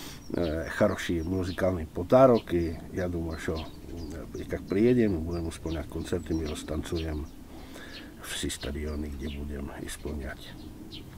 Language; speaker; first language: Russian; non-native, fluent; Czech